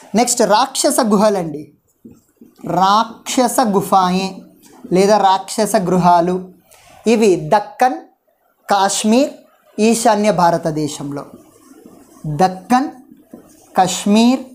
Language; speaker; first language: Hindi; non-native, local second language; Telugu